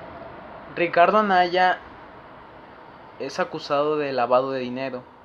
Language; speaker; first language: Spanish; native; Spanish